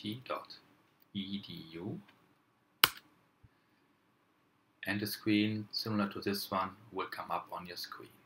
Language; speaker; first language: English; non-native, fluent; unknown